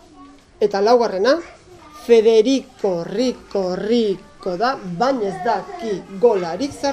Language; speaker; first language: Basque; native; Basque